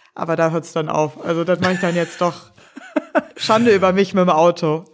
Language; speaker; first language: German; native; German